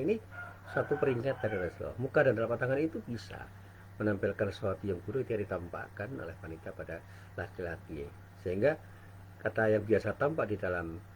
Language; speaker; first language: Indonesian; native; Indonesian